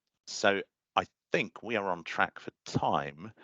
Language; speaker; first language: English; native; English